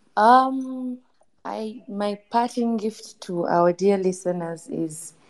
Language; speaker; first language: English; non-native, local second language; Ganda